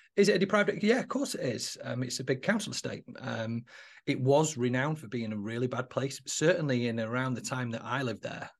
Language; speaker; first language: English; native; English